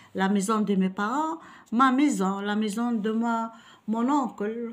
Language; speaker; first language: French; non-native, local second language; Arabic